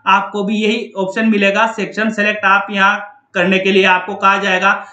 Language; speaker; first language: Hindi; native; Hindi